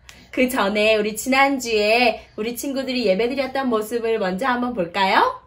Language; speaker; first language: Korean; native; Korean